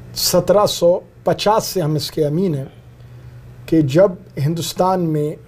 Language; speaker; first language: Urdu; non-native, local second language; Brahui